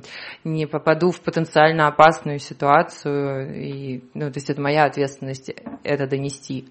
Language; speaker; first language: Russian; native; Russian